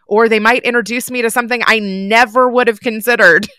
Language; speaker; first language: English; native; English